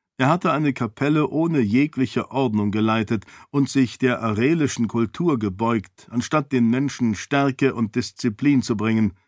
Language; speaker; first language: German; native; German